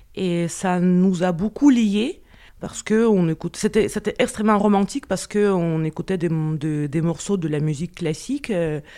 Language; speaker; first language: French; non-native, fluent; Russian